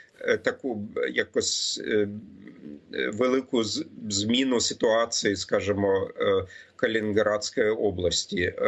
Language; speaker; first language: Ukrainian; non-native, fluent; German